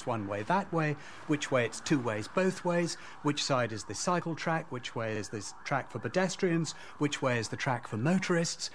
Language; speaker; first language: English; native; English